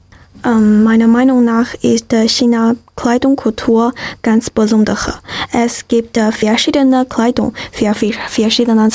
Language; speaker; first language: German; non-native, learner; Chinese